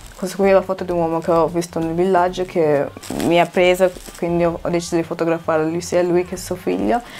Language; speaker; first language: Italian; early bilingual, other home language; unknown